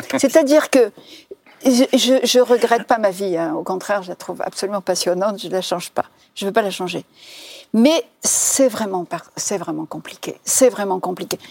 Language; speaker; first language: French; non-native, local second language; Arabic